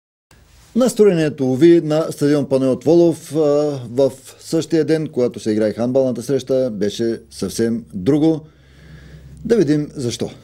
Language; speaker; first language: Bulgarian; native; Bulgarian